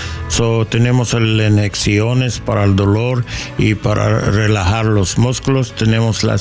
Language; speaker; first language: Spanish; non-native, learner; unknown